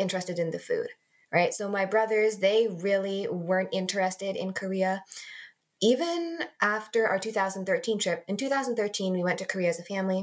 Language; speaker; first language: English; native; English